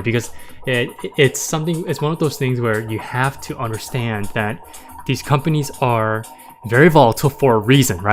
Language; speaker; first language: English; native; English